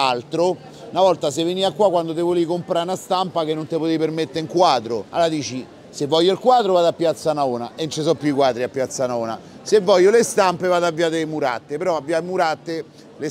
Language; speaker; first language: Italian; native; Italian